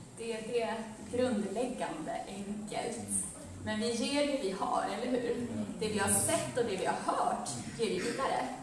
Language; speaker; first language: Swedish; early bilingual, other home language; Amharic